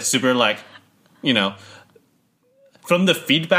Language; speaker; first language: English; early bilingual, other home language; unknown